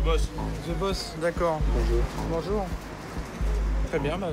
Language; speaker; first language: French; non-native, learner; Romanian